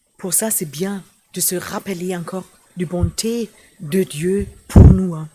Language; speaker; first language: French; non-native, fluent; German